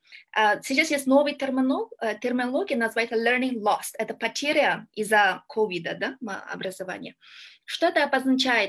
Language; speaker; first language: Russian; non-native, learner; Kyrgyz